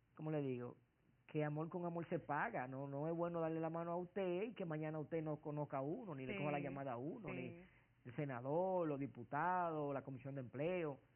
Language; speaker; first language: Spanish; native; Spanish